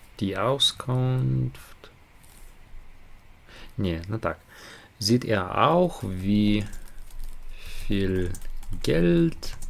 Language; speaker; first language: German; non-native, learner; Ukrainian